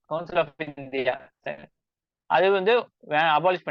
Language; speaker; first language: Tamil; native; Tamil